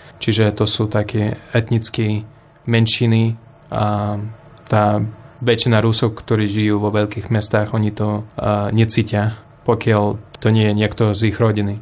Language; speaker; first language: Slovak; non-native, fluent; Russian